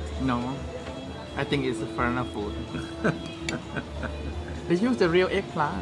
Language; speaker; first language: English; non-native, learner; Thai